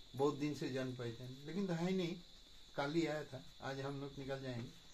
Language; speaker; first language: Hindi; non-native, local second language; Bangla